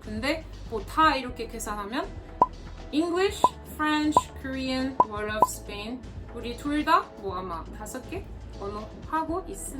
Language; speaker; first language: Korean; non-native, fluent; French